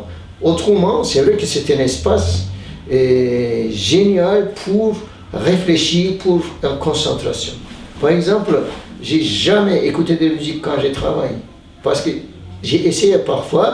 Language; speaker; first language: French; non-native, fluent; Turkish